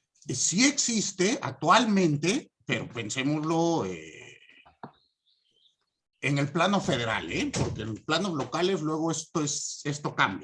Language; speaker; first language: Spanish; native; Spanish